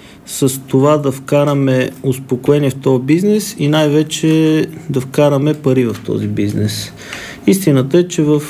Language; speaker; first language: Bulgarian; native; Bulgarian